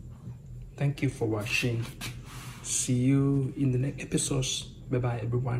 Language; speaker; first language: English; non-native, local second language; Thai